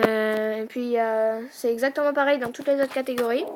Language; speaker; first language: French; native; French